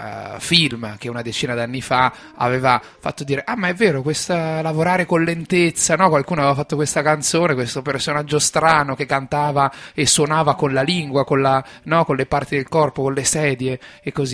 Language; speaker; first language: Italian; native; Italian